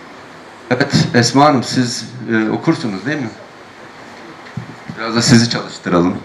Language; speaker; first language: Turkish; native; Turkish